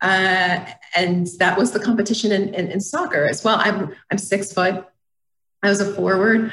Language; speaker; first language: English; native; English